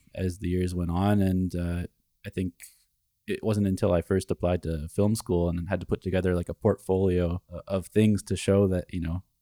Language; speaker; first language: English; native; English